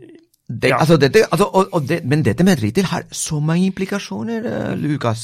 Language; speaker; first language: Norwegian; non-native, fluent; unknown